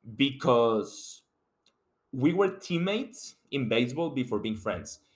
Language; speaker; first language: English; non-native, fluent; Spanish